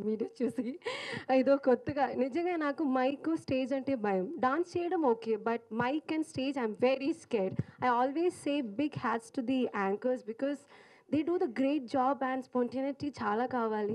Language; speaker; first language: Telugu; non-native, learner; Malayalam